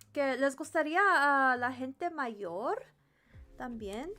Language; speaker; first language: Spanish; early bilingual, heritage; Spanish